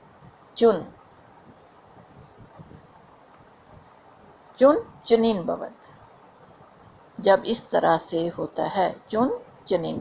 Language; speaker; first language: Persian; non-native, fluent; Urdu